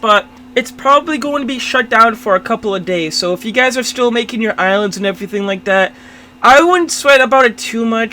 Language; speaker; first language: English; native; English